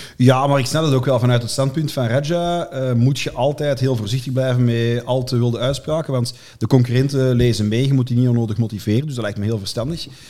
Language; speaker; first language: Dutch; native; Dutch